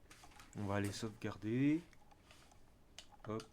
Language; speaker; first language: French; native; French